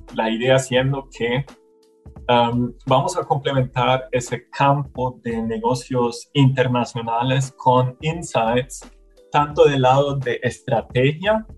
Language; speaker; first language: Spanish; non-native, fluent; German